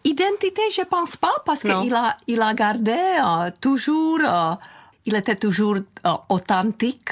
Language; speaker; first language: French; non-native, fluent; Czech